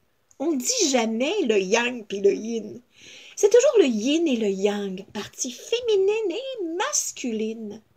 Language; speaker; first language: French; native; French